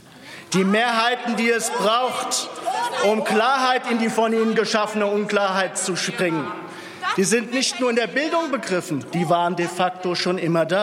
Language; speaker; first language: German; native; German